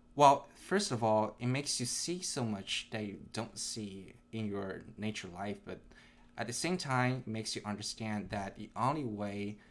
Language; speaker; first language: English; non-native, fluent; Chinese